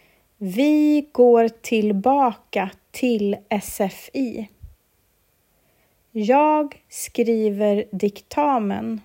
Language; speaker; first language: Swedish; non-native, learner; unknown